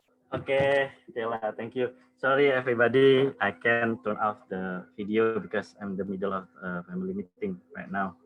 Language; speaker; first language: English; non-native, learner; Indonesian